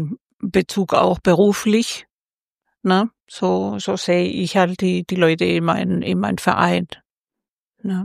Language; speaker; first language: German; non-native, fluent; Spanish